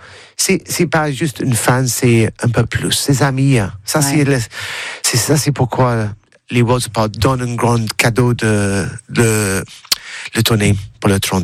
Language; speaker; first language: French; non-native, learner; English